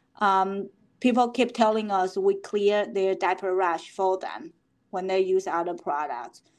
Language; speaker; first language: English; non-native, fluent; Chinese